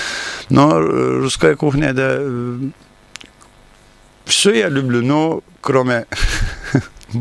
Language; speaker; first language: Russian; non-native, learner; Turkish